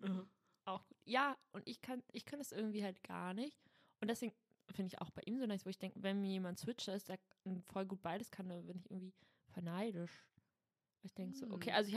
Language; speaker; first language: German; native; German